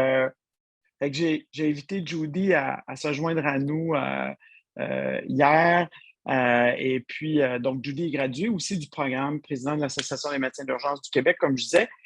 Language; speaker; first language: French; native; French